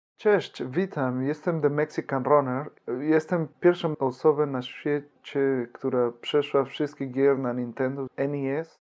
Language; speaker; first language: Polish; non-native, fluent; Spanish